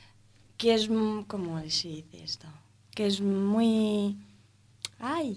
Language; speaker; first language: Spanish; non-native, fluent; French